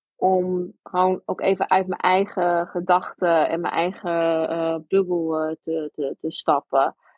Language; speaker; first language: Dutch; early bilingual, heritage; Dutch